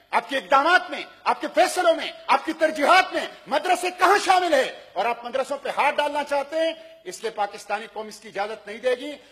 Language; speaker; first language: Urdu; non-native, local second language; Pashto